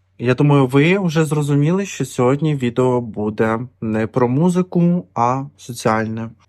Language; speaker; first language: Ukrainian; non-native, local second language; Russian